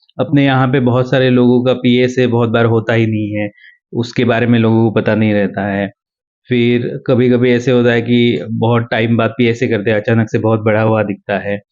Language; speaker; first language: Hindi; non-native, local second language; Marathi